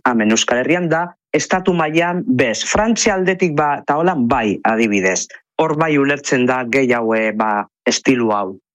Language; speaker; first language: Basque; non-native, local second language; Spanish